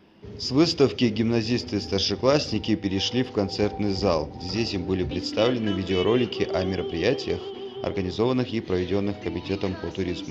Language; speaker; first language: Russian; native; Russian